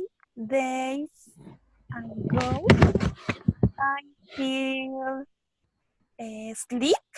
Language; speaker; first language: English; non-native, learner; Spanish